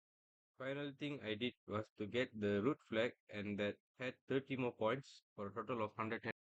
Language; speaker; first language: English; non-native, local second language; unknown